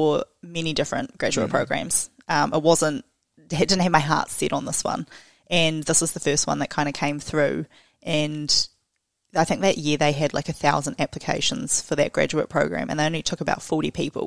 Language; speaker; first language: English; native; English